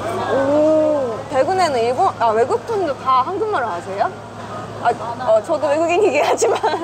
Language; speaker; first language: Korean; non-native, fluent; Japanese